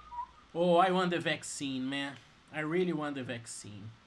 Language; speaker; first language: English; non-native, fluent; Portuguese